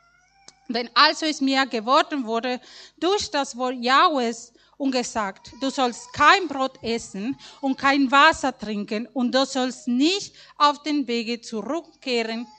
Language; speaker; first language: German; non-native, learner; Spanish